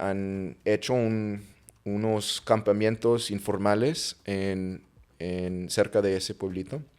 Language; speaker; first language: Spanish; non-native, fluent; English